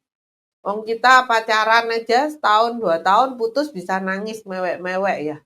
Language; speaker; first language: Indonesian; native; Indonesian